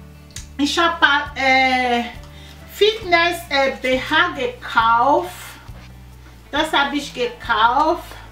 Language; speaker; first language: German; non-native, learner; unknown